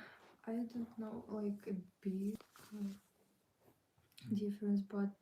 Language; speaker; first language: English; non-native, learner; Ukrainian